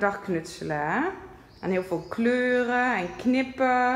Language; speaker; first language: Dutch; native; Dutch